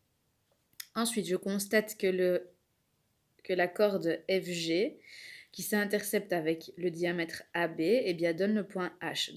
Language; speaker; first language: French; native; French